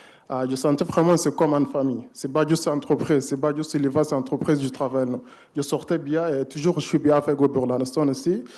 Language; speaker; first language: French; non-native, learner; Arabic